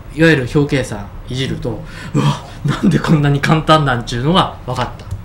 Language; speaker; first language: Japanese; native; Japanese